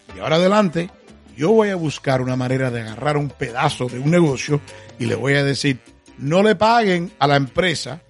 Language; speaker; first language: Spanish; early bilingual, heritage; Spanish